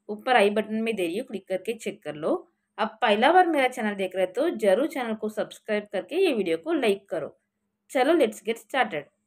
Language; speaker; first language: Hindi; non-native, local second language; Marathi